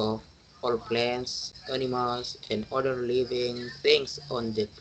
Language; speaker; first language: English; non-native, learner; Indonesian